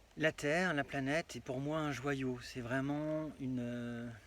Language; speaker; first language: French; native; French